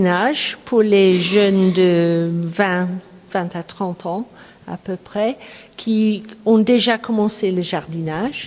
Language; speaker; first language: French; non-native, fluent; English